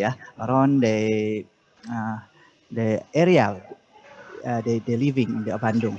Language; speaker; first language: English; non-native, learner; Indonesian